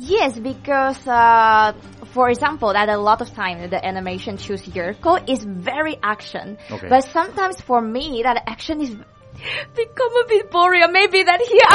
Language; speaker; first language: English; non-native, learner; Chinese